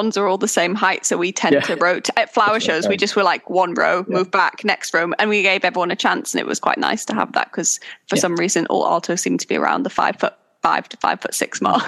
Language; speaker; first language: English; native; English